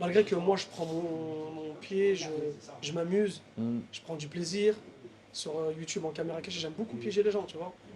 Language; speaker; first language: French; native; French